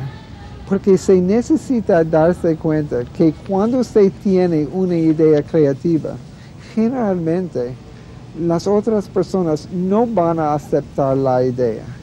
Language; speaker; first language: Spanish; non-native, fluent; English